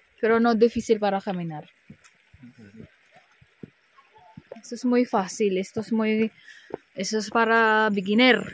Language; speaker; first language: Spanish; non-native, learner; Filipino